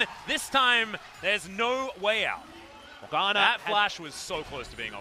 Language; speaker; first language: English; native; English